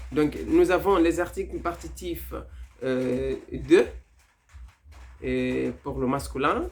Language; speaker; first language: French; non-native, fluent; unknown